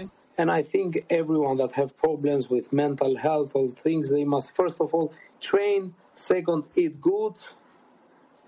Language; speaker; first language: English; non-native, fluent; Albanian